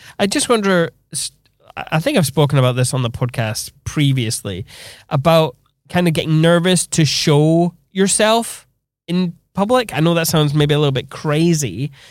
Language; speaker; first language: English; native; English